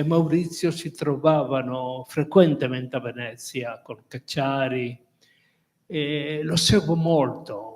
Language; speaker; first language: Italian; non-native, fluent; Spanish